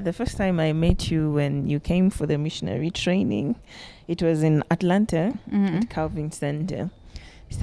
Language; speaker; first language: English; non-native, local second language; Shona